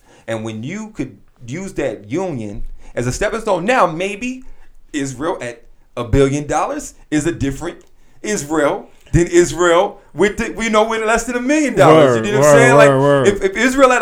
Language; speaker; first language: English; native; English